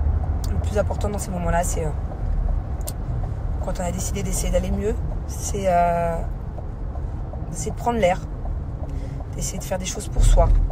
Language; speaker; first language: French; native; French